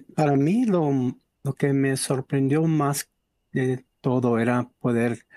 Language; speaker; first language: Spanish; early bilingual, heritage; Spanish